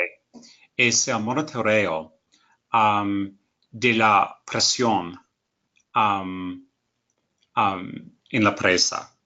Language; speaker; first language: Spanish; non-native, learner; English